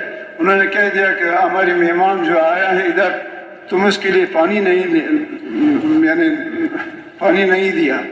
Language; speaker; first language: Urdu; non-native, local second language; Pashto